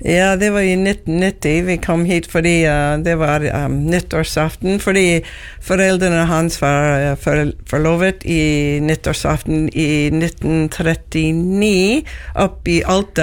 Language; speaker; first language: Norwegian; non-native, learner; English